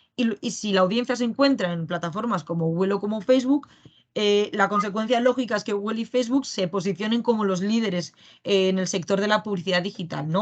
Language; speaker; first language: Spanish; native; Spanish